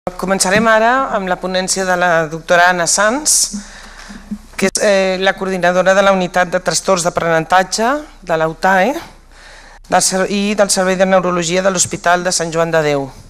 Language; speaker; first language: Catalan; native; Catalan